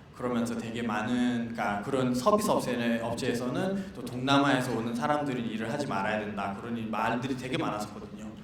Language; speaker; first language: Korean; non-native, fluent; Nepali